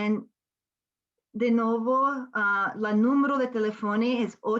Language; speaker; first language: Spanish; non-native, learner; English